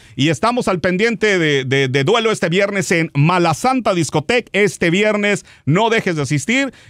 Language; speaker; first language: Spanish; native; Spanish